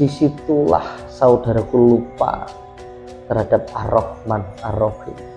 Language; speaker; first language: Indonesian; native; Indonesian